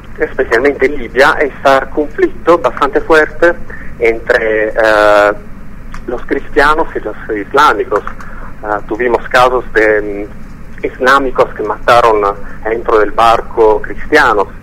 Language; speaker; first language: Spanish; non-native, fluent; Italian